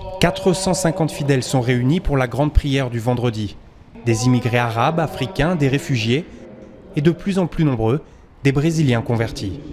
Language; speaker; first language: French; native; French